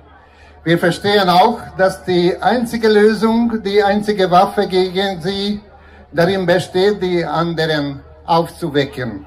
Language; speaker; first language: German; non-native, fluent; Hungarian